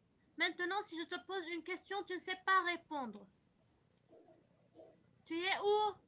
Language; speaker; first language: French; non-native, local second language; Arabic